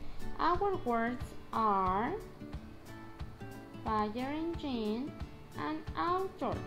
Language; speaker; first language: English; non-native, fluent; Spanish